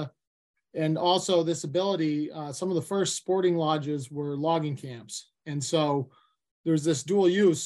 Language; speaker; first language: English; native; English